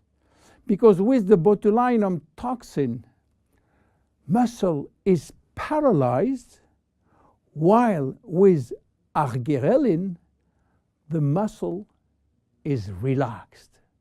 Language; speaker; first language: English; non-native, fluent; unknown